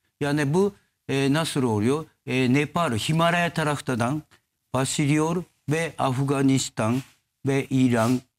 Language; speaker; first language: Turkish; non-native, learner; Japanese